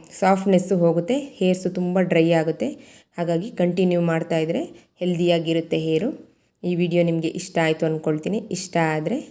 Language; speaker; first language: Kannada; native; Kannada